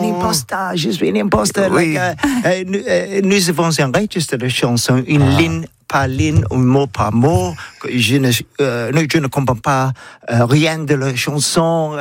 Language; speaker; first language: French; non-native, learner; English